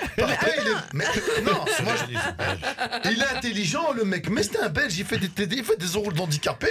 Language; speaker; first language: French; early bilingual, other home language; Arabic